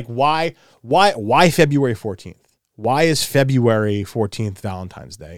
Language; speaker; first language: English; native; English